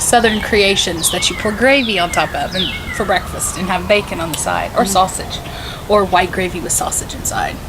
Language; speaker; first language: English; native; English